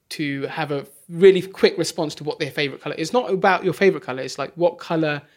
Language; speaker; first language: English; native; English